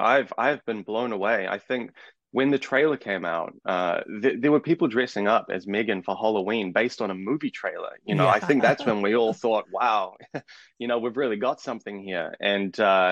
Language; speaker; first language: English; native; English